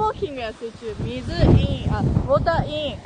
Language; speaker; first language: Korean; non-native, learner; Japanese